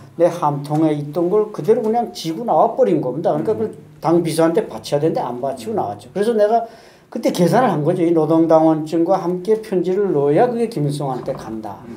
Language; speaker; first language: Korean; native; Korean